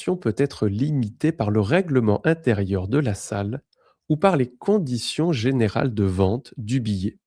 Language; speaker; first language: French; native; French